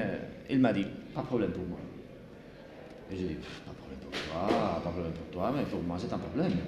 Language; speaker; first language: French; non-native, learner; Spanish